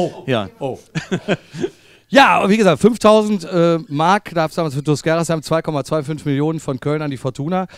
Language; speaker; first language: German; native; German